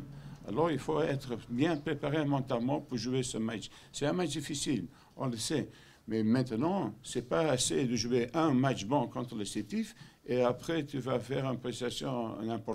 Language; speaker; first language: French; non-native, learner; Dutch